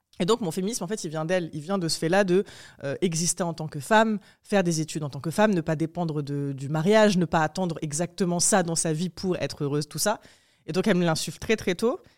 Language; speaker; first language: French; early bilingual, other home language; Arabic